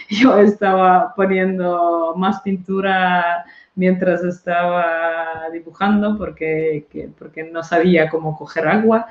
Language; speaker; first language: Spanish; non-native, fluent; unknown